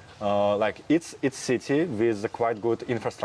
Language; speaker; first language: English; non-native, fluent; Russian